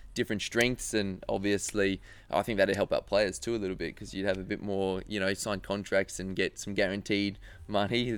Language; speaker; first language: English; native; English